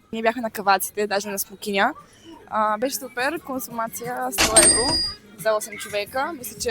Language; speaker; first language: Bulgarian; native; Bulgarian